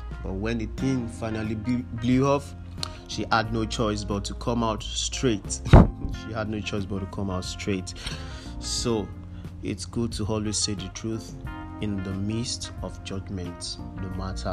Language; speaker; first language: English; non-native, local second language; Yoruba